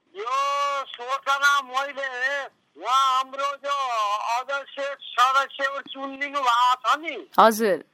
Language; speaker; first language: Nepali; native; Nepali